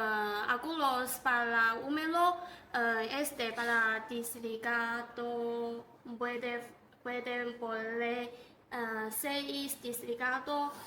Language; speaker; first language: Spanish; non-native, learner; Chinese